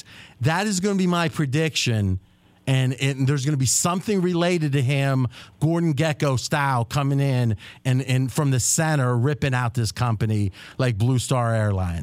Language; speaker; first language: English; native; English